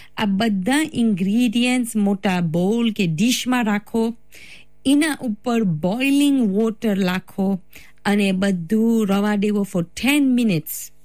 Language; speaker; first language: Gujarati; early bilingual, heritage; Gujarati